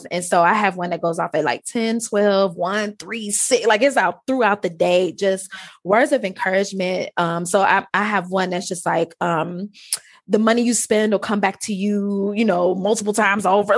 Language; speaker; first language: English; native; English